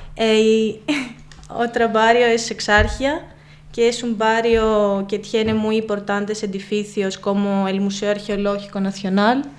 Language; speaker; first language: Spanish; non-native, fluent; Greek